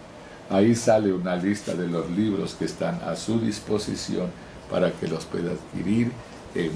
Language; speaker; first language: Spanish; native; Spanish